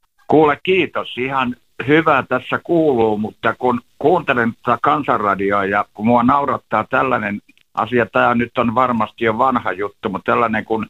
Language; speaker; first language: Finnish; native; Finnish